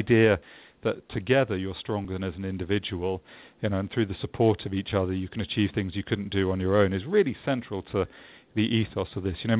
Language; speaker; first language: English; native; English